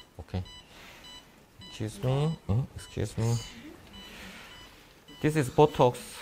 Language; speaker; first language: English; non-native, fluent; Korean